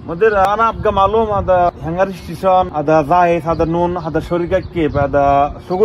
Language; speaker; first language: Arabic; non-native, learner; Bangla